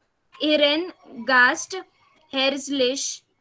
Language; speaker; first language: German; non-native, learner; Marathi